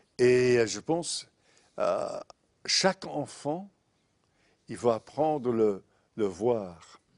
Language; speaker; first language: French; non-native, fluent; English